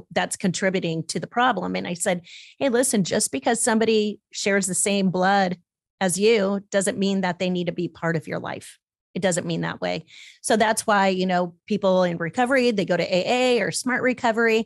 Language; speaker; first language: English; native; English